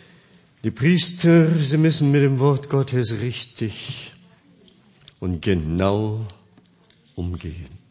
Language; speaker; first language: German; non-native, fluent; Korean